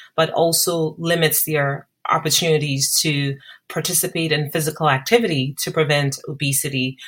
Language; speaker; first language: English; non-native, local second language; Akan